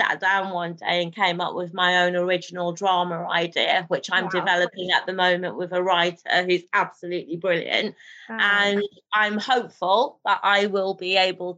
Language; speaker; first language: English; non-native, local second language; Urdu